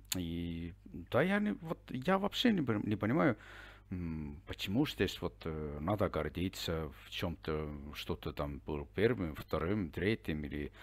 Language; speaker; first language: Russian; non-native, fluent; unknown